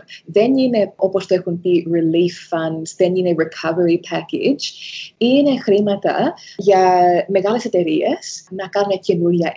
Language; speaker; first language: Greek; early bilingual, heritage; Greek